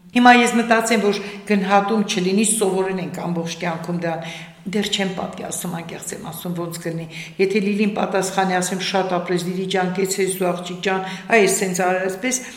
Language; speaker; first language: Armenian; native; Armenian